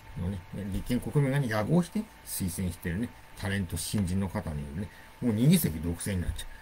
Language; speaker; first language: Japanese; native; Japanese